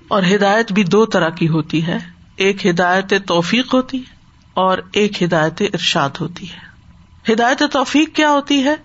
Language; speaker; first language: Urdu; native; Urdu